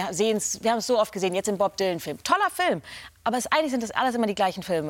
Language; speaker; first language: German; native; German